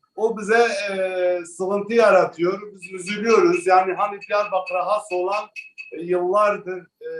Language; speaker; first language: Turkish; native; Turkish